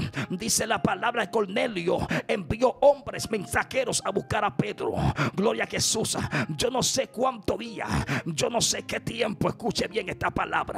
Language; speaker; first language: Spanish; native; Spanish